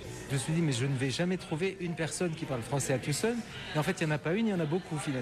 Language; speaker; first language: French; native; French